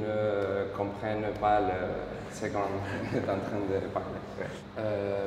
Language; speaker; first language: French; non-native, fluent; Spanish